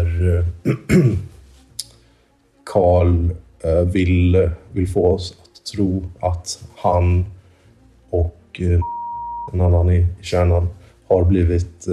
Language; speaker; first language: Swedish; native; Swedish